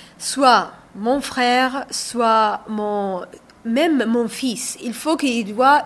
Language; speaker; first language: French; non-native, learner; Somali